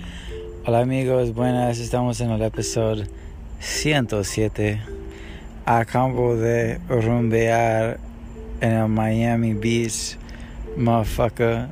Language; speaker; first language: Spanish; non-native, learner; English